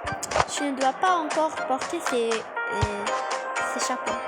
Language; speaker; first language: French; non-native, learner; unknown